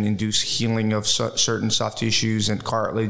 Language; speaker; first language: English; non-native, fluent; Portuguese